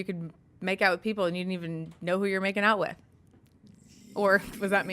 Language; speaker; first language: English; native; English